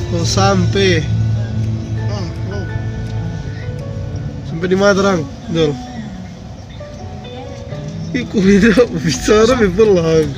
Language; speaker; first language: Indonesian; non-native, local second language; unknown